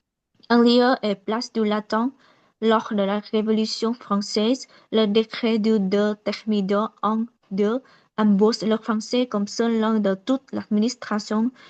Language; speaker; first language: French; non-native, learner; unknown